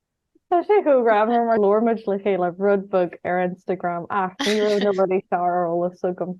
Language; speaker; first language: Irish; non-native, local second language; English